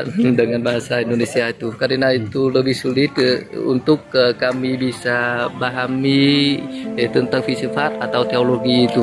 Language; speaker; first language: Indonesian; non-native, learner; Vietnamese